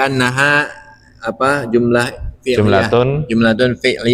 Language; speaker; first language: Arabic; non-native, learner; Indonesian